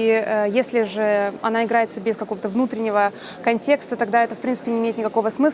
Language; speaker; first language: Russian; native; Russian